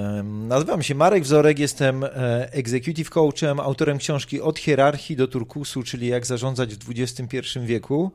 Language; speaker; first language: Polish; native; Polish